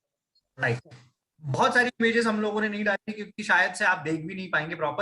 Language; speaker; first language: Hindi; native; Hindi